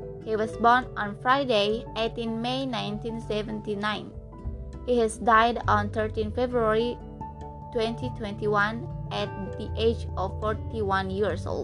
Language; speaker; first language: English; non-native, learner; Indonesian